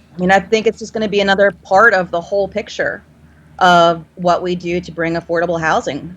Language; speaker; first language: English; native; English